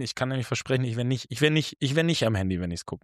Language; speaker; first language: German; native; German